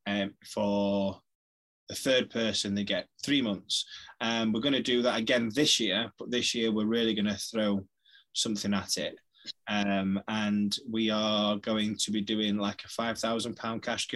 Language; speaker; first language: English; native; English